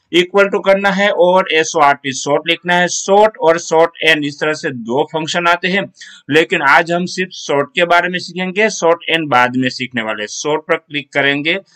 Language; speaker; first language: Hindi; non-native, local second language; Gujarati